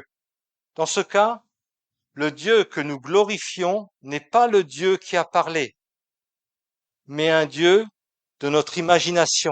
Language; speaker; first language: French; native; French